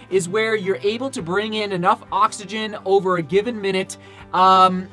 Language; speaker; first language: English; native; English